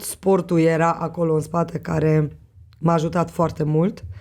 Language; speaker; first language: Romanian; non-native, local second language; Hungarian